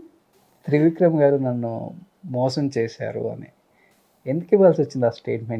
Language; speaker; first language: Telugu; native; Telugu